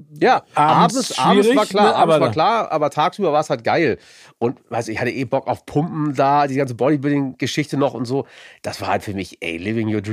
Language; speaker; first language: German; native; German